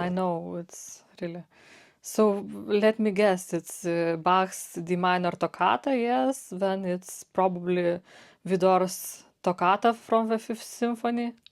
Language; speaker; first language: English; non-native, fluent; Lithuanian